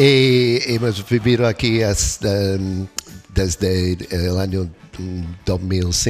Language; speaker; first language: Spanish; non-native, learner; English